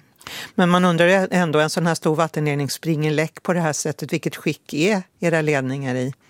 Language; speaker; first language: Swedish; native; Swedish